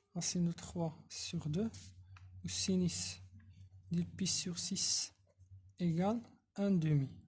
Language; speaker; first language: French; non-native, local second language; Arabic